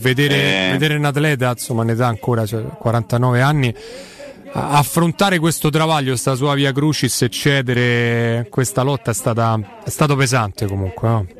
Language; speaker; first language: Italian; native; Italian